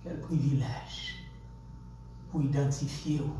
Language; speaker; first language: French; non-native, local second language; Haitian Creole